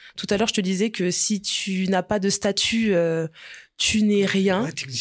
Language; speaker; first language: French; early bilingual, other home language; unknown